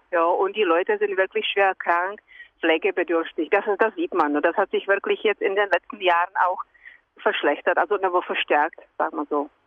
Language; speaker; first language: German; non-native, fluent; Czech